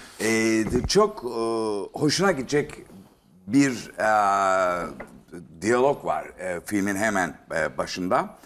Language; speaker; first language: Turkish; native; Turkish